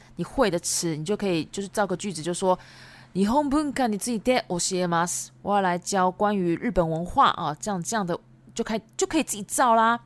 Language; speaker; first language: Chinese; early bilingual, other home language; Japanese